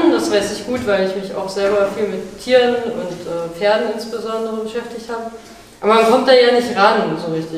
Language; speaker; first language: German; native; German